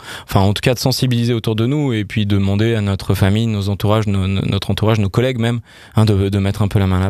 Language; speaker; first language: French; native; French